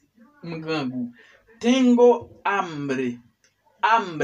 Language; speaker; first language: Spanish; non-native, learner; Haitian Creole